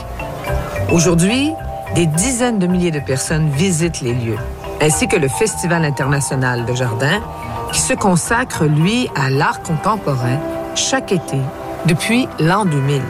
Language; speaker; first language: French; native; French